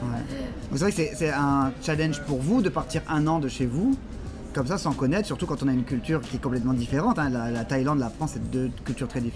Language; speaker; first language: French; native; French